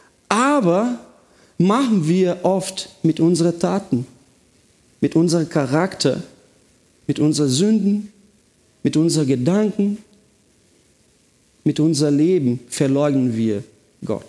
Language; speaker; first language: German; non-native, fluent; Portuguese